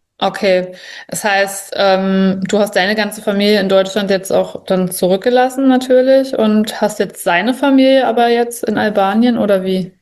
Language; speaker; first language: German; native; German